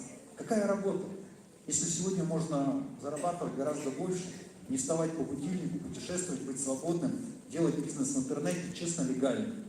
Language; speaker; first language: Russian; native; Russian